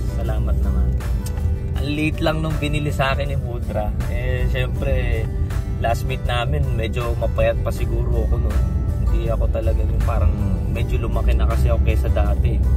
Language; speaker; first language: Filipino; native; Filipino